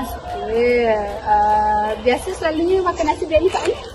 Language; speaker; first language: Malay; native; Malay